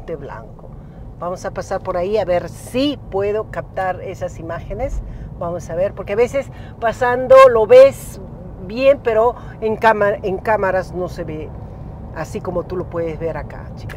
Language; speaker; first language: Spanish; native; Spanish